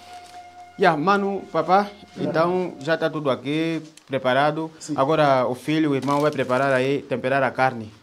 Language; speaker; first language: Portuguese; non-native, learner; Vietnamese